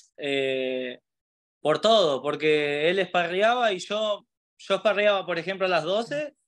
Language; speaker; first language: Spanish; native; Spanish